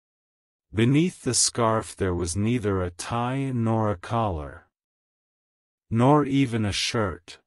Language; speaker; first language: English; non-native, local second language; Urdu